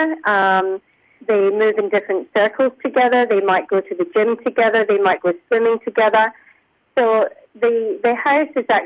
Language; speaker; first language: English; native; English